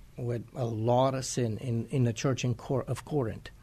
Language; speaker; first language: English; non-native, fluent; Romanian